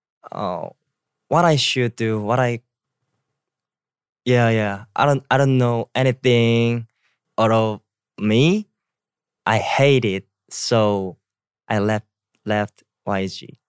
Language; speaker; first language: English; non-native, learner; Korean